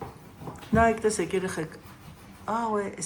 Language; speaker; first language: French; non-native, fluent; Armenian